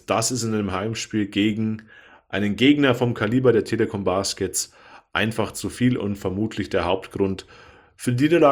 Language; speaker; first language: German; native; German